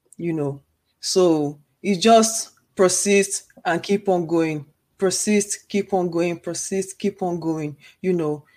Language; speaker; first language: English; non-native, local second language; Igbo